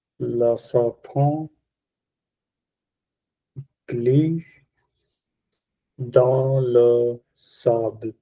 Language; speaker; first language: French; non-native, learner; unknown